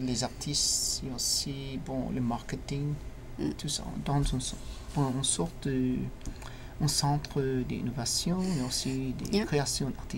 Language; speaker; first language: French; non-native, learner; English